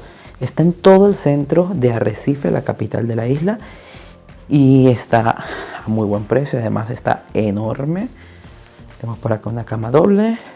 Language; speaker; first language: Spanish; native; Spanish